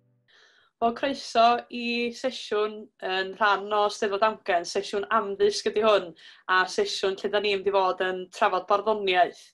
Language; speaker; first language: Welsh; native; Welsh